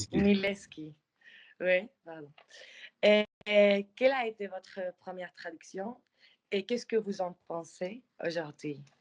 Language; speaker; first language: French; non-native, fluent; Spanish